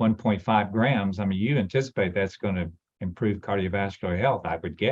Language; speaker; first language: English; native; English